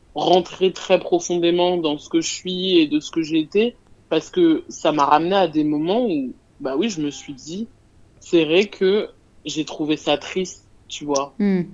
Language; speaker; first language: French; native; French